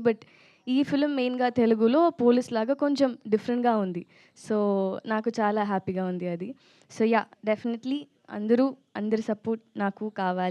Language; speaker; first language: Telugu; non-native, learner; Tamil